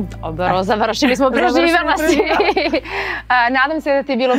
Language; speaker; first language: Serbian; native; Serbian